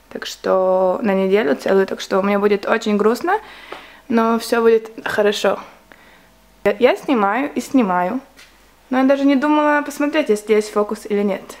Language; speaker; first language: Russian; early bilingual, heritage; Russian